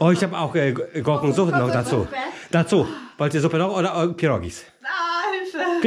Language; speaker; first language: German; non-native, fluent; Polish